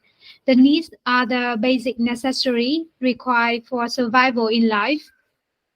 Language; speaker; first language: English; non-native, learner; Vietnamese